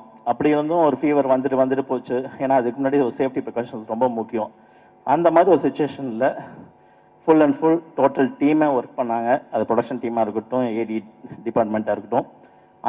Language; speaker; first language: Tamil; native; Tamil